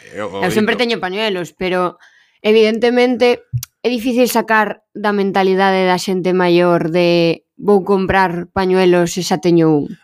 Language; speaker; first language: Galician; non-native, local second language; Spanish